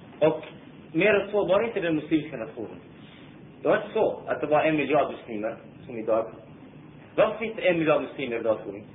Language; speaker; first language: Swedish; non-native, fluent; Arabic